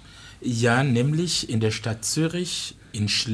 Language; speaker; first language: German; non-native, fluent; Rundi